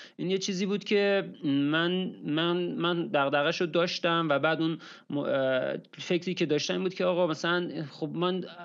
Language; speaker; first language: Persian; native; Persian